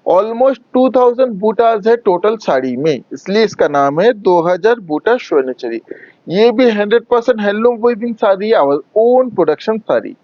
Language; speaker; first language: Hindi; non-native, local second language; Bangla